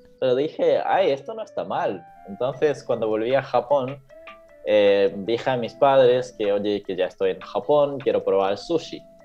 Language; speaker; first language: Spanish; non-native, fluent; Japanese